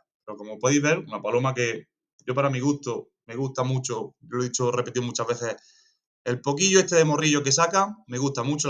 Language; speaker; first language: Spanish; native; Spanish